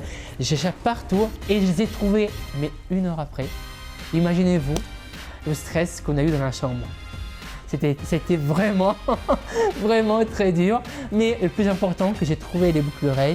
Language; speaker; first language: French; non-native, fluent; Italian